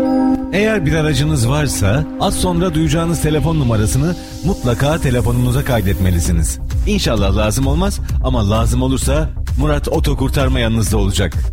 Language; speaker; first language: Turkish; native; Turkish